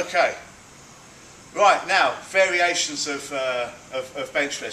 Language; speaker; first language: English; native; English